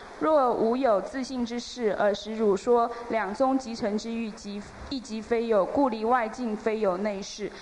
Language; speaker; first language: Chinese; native; Chinese